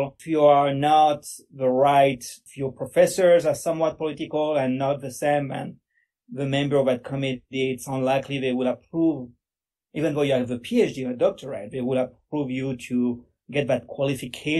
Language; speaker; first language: English; non-native, fluent; French